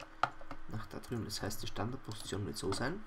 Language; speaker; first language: German; native; German